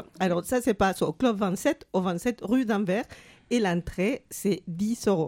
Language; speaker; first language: French; non-native, fluent; Spanish